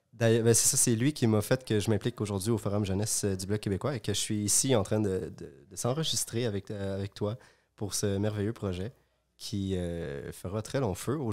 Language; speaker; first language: French; native; French